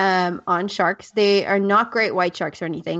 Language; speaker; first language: English; native; English